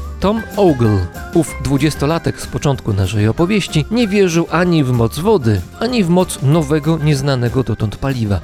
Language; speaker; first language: Polish; native; Polish